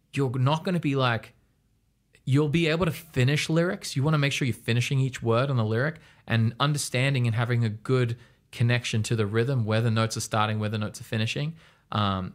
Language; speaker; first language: English; native; English